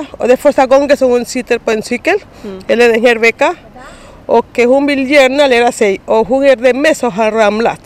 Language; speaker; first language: Swedish; non-native, learner; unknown